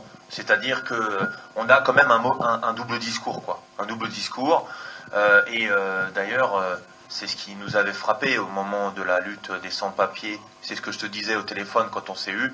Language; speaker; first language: French; native; French